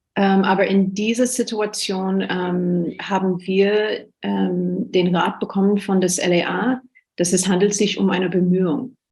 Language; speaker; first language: German; non-native, fluent; English